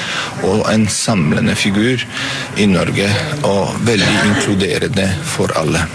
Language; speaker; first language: Norwegian; non-native, fluent; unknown